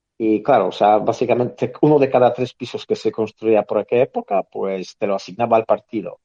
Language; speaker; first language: Spanish; non-native, fluent; Polish